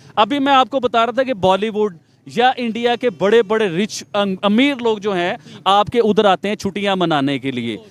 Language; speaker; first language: Urdu; non-native, local second language; Punjabi